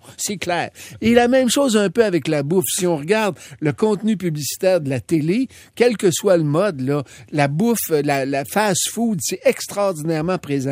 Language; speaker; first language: French; native; French